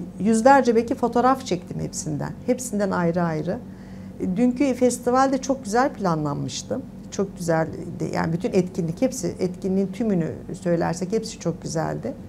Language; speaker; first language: Turkish; native; Turkish